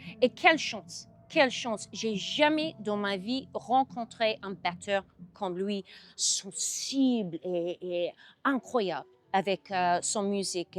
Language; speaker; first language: French; non-native, learner; English